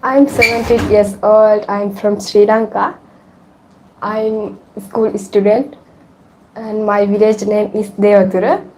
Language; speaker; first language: English; non-native, learner; Sinhala